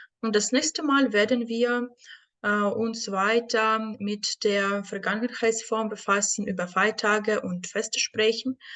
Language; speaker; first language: German; non-native, fluent; Ukrainian